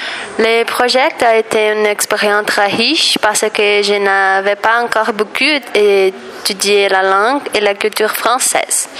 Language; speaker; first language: French; non-native, learner; Portuguese